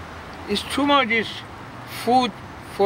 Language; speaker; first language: English; non-native, learner; Persian